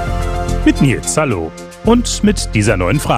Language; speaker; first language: German; native; German